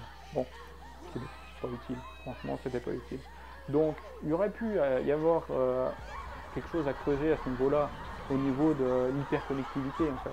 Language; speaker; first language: French; native; French